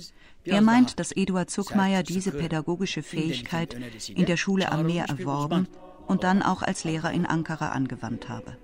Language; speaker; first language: German; native; German